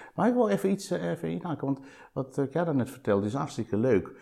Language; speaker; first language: Dutch; non-native, fluent; Italian